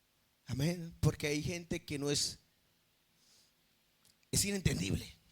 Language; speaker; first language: Spanish; native; Spanish